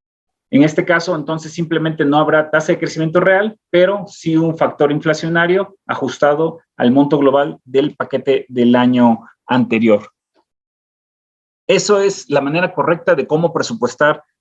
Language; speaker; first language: Spanish; native; Spanish